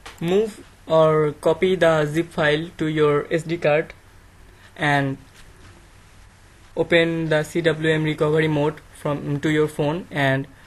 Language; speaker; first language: English; non-native, learner; Bangla